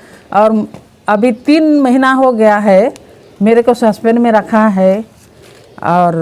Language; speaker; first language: Hindi; non-native, local second language; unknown